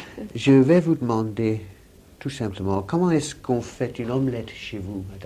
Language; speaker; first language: French; non-native, fluent; English